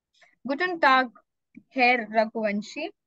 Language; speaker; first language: German; non-native, learner; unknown